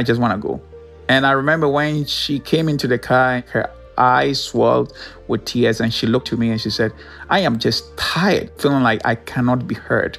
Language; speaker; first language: English; non-native, local second language; Ewe